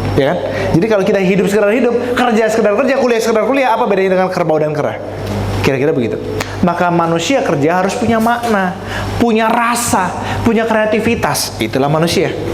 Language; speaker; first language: Indonesian; native; Indonesian